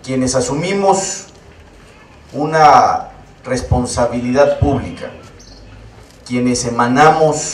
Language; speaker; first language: Spanish; native; Spanish